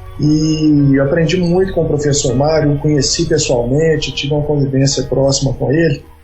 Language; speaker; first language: Portuguese; native; Portuguese